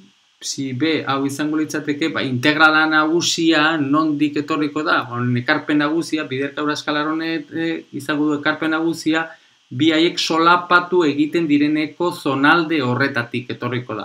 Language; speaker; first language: Basque; non-native, local second language; Spanish